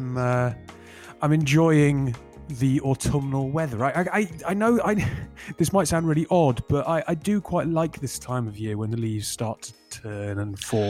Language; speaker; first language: English; native; English